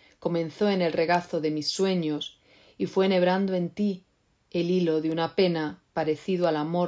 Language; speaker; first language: Spanish; native; Spanish